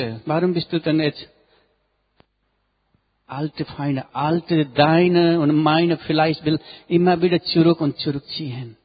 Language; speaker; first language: German; non-native, learner; Nepali